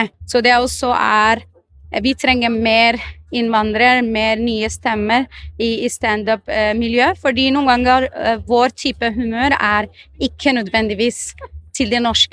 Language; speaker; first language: Norwegian; non-native, fluent; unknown